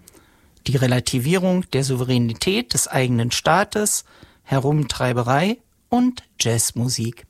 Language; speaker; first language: German; native; German